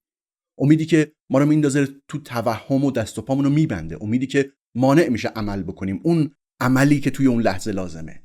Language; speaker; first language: Persian; native; Persian